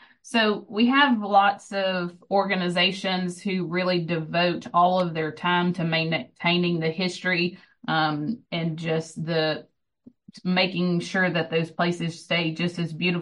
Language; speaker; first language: English; native; English